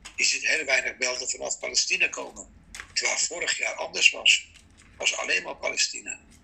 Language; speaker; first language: Dutch; non-native, fluent; Persian